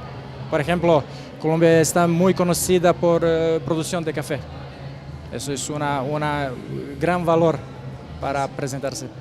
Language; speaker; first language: Spanish; non-native, learner; Croatian